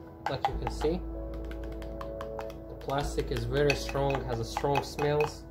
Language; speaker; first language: English; non-native, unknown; Arabic